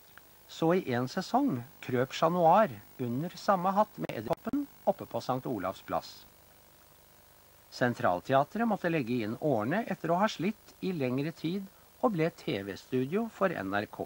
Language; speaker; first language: Norwegian; native; Norwegian